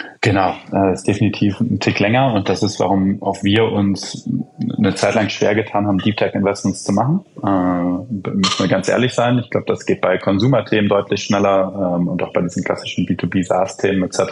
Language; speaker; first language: German; native; German